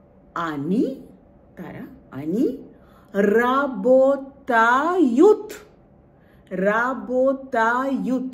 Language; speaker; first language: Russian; non-native, fluent; Bangla